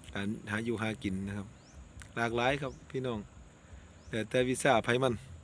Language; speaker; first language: Thai; native; Thai